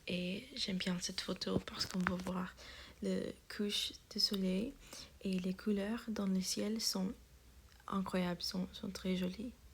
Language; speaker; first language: French; non-native, learner; English